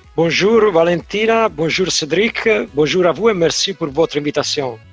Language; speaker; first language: French; non-native, fluent; Italian